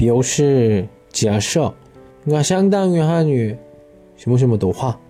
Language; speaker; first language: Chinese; non-native, learner; Korean